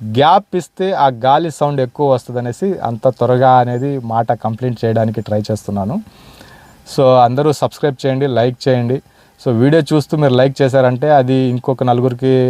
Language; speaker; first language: Telugu; non-native, local second language; Urdu